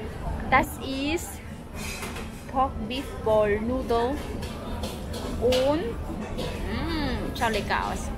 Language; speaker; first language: German; non-native, learner; Thai